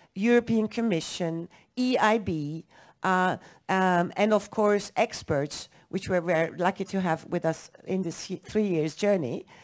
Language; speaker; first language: English; non-native, fluent; German